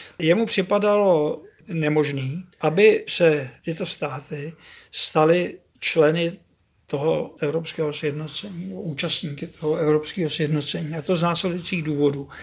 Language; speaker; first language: Czech; native; Czech